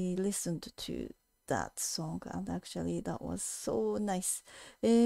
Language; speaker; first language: English; non-native, fluent; Japanese